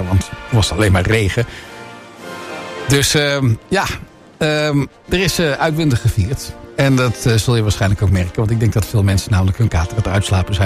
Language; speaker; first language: Dutch; native; Dutch